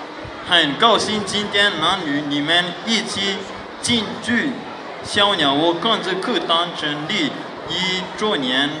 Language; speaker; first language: Chinese; non-native, fluent; Malagasy